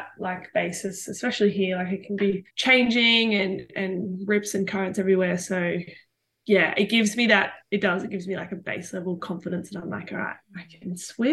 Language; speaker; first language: English; native; English